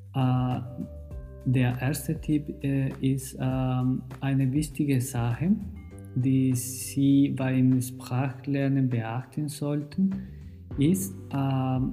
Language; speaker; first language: German; non-native, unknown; Spanish